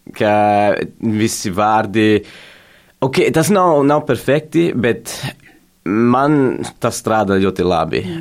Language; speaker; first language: Latvian; non-native, learner; English